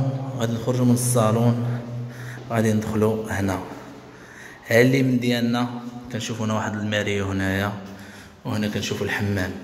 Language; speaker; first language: Arabic; native; Arabic